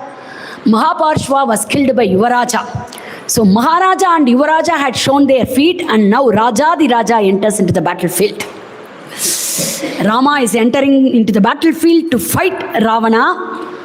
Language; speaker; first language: English; non-native, local second language; Tamil